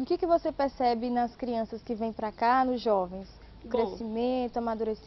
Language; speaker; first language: Portuguese; native; Portuguese